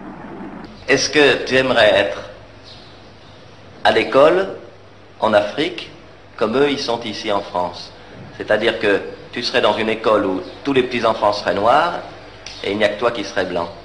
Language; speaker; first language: French; native; French